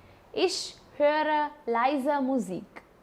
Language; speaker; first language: German; non-native, fluent; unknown